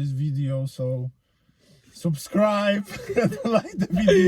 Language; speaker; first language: English; non-native, fluent; Polish